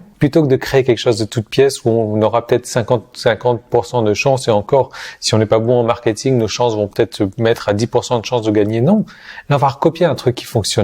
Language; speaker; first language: French; native; French